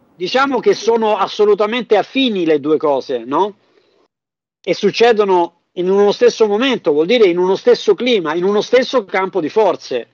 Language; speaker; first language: Italian; native; Italian